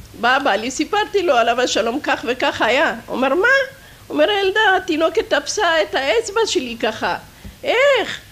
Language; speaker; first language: Hebrew; non-native, fluent; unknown